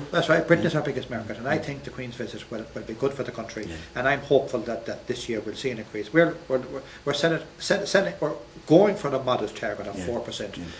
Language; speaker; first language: English; native; English